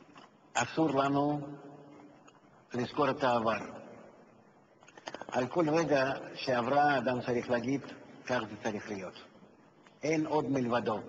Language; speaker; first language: Hebrew; non-native, fluent; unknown